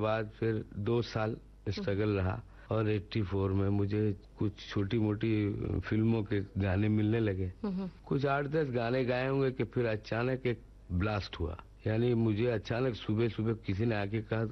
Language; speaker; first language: Hindi; non-native, local second language; Urdu